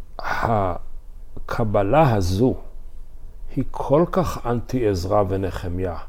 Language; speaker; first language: Hebrew; native; Hebrew